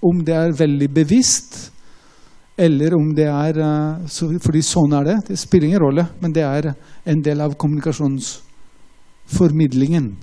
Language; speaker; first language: Norwegian; non-native, fluent; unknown